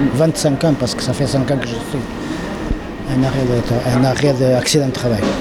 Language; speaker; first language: French; non-native, fluent; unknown